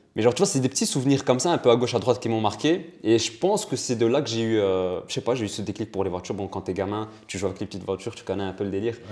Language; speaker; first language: French; early bilingual, other home language; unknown